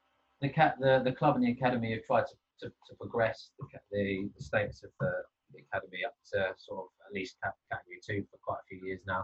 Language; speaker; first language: English; native; English